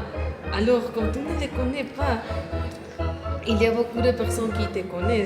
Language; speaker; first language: French; non-native, learner; Spanish